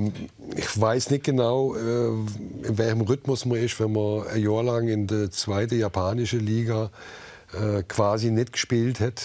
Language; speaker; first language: German; native; German